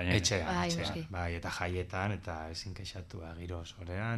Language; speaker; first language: Basque; non-native, local second language; Spanish